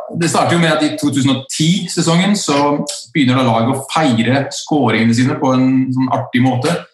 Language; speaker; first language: Norwegian; early bilingual, other home language; Icelandic